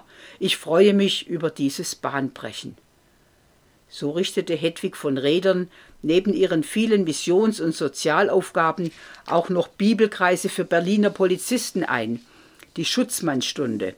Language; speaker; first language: German; native; German